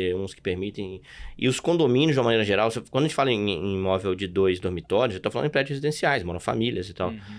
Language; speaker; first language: Portuguese; native; Portuguese